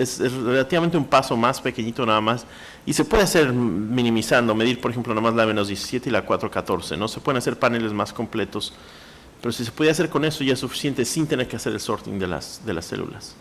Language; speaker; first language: Spanish; native; Spanish